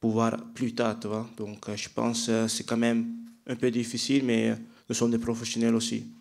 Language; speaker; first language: French; non-native, fluent; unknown